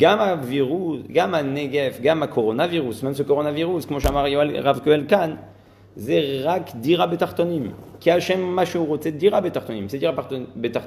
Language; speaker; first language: Hebrew; non-native, fluent; French